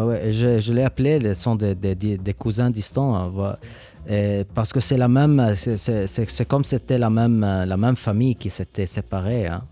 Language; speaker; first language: French; non-native, learner; Arabic